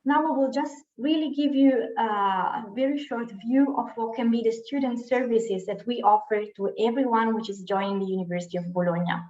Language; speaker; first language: English; non-native, fluent; Italian